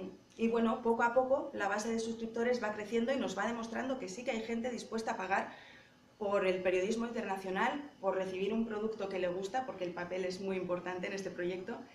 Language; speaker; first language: Spanish; native; Spanish